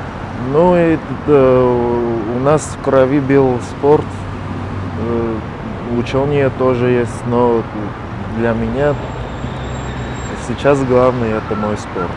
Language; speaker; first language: Russian; non-native, fluent; Armenian